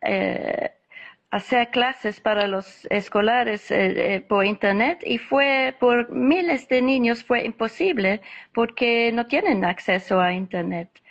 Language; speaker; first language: Spanish; non-native, fluent; English